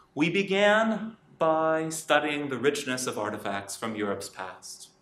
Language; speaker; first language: English; native; English